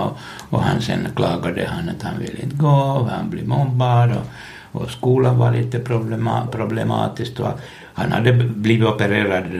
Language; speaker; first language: Swedish; non-native, local second language; Finnish